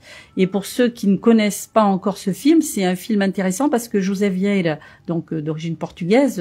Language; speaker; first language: French; early bilingual, other home language; Portuguese